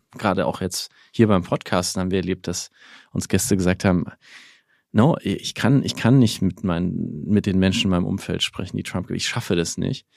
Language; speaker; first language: German; native; German